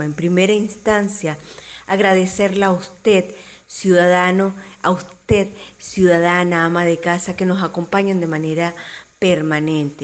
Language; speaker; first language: Spanish; native; Spanish